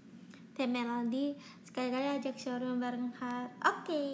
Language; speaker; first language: Indonesian; non-native, fluent; Japanese